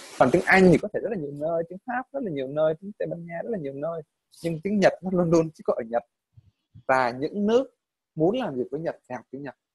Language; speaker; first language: Vietnamese; native; Vietnamese